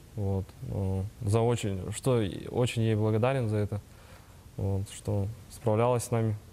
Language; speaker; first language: Russian; native; Russian